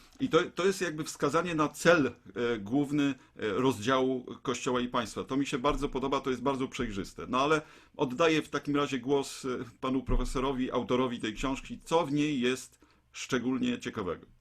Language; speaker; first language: Polish; native; Polish